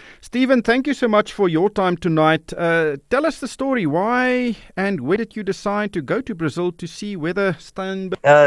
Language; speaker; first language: English; non-native, local second language; Afrikaans